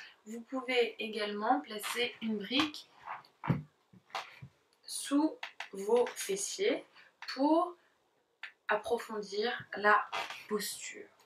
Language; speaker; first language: French; native; French